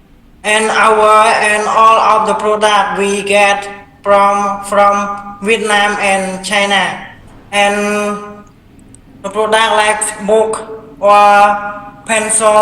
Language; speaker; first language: English; non-native, learner; Khmer